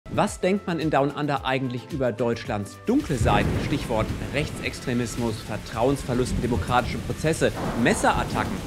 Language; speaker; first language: German; native; German